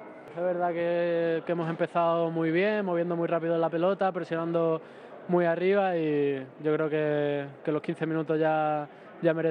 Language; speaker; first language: Spanish; native; Spanish